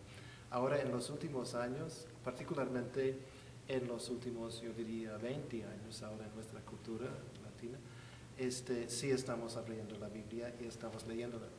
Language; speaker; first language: Spanish; non-native, fluent; English